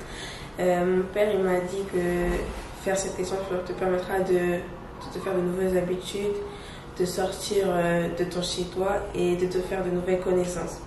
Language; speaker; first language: French; non-native, local second language; Wolof